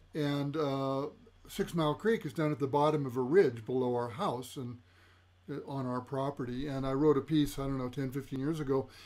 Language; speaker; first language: English; native; English